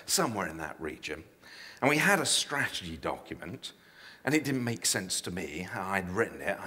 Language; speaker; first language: English; native; English